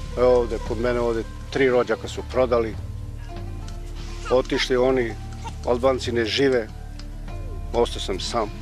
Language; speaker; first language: Serbian; native; Serbian